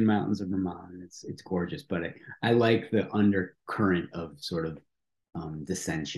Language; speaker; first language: English; native; English